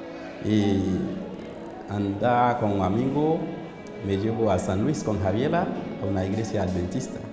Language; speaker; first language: Spanish; non-native, learner; Haitian Creole